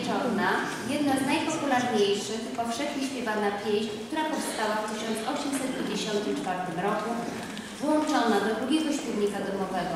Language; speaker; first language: Polish; native; Polish